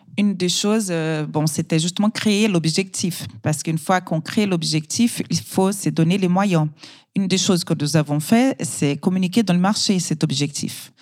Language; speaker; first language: French; non-native, fluent; Portuguese